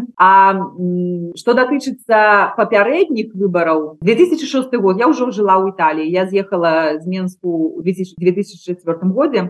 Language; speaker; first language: Belarusian; non-native, local second language; Russian